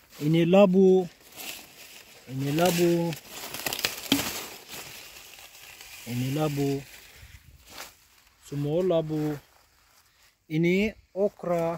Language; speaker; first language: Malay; non-native, learner; Turkish